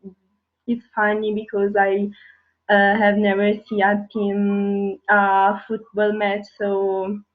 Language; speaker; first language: English; non-native, learner; Italian